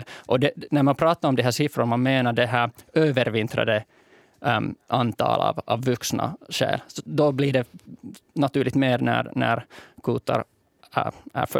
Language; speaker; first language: Swedish; native; Swedish